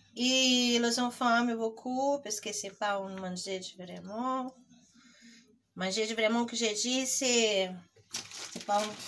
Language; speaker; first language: French; non-native, learner; Portuguese